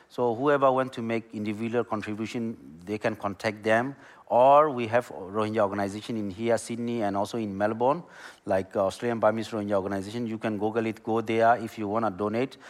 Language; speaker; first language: English; non-native, learner; Burmese